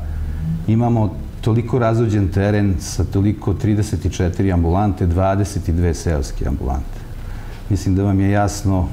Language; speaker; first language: Serbian; native; Serbian